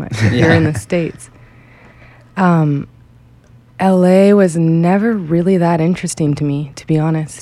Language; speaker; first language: English; native; English